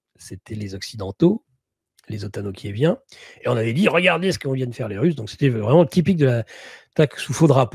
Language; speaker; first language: French; native; French